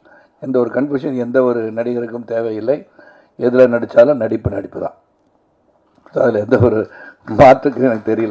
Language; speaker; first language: Tamil; native; Tamil